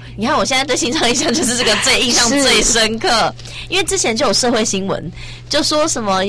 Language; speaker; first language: Chinese; native; Chinese